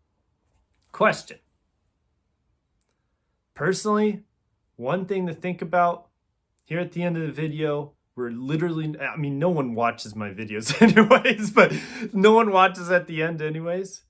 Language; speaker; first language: English; native; English